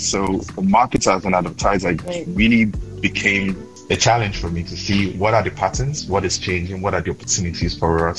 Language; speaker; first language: English; non-native, local second language; Yoruba